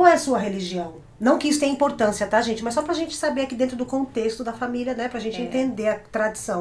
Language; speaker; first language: Portuguese; native; Portuguese